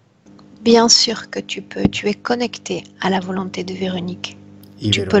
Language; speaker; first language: French; native; French